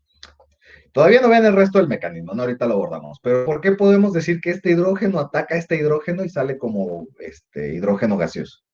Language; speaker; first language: Spanish; native; Spanish